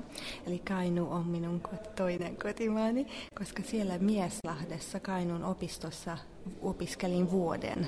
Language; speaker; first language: Finnish; non-native, fluent; Hungarian